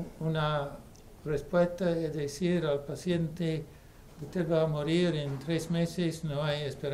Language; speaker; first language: Spanish; non-native, fluent; English